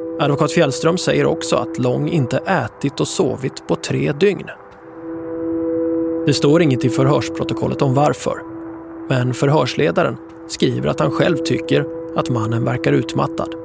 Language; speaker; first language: Swedish; native; Swedish